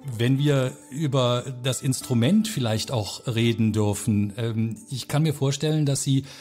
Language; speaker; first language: German; native; German